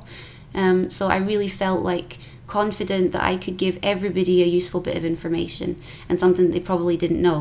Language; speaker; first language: English; native; English